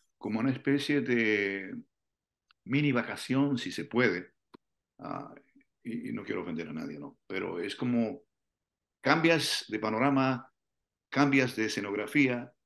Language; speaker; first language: Spanish; native; Spanish